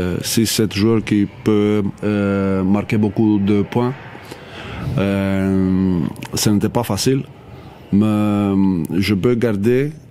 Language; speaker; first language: French; non-native, learner; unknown